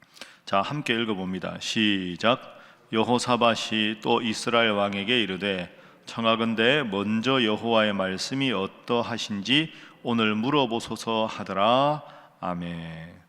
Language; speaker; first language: Korean; native; Korean